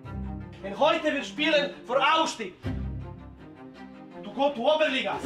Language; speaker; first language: German; non-native, learner; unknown